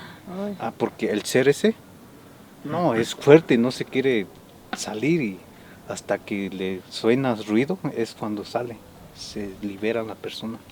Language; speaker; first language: Spanish; native; Spanish